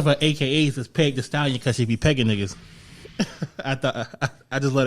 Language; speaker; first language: English; native; English